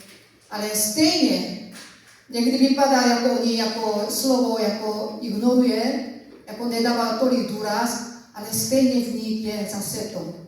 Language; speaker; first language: Czech; non-native, learner; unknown